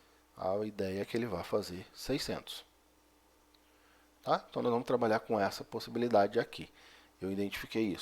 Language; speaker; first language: Portuguese; native; Portuguese